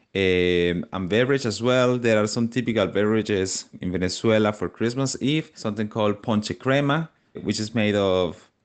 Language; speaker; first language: English; non-native, fluent; Spanish